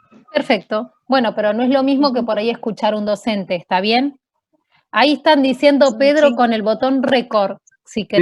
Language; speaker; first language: Spanish; native; Spanish